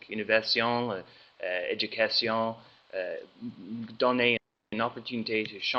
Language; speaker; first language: French; non-native, learner; English